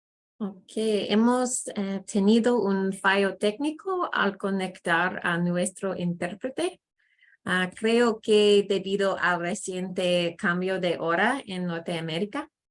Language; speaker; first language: Spanish; non-native, fluent; English